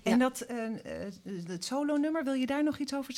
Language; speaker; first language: Dutch; native; Dutch